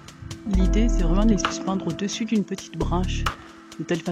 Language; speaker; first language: French; native; French